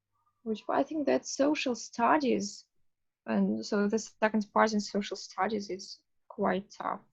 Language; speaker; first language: English; non-native, fluent; Russian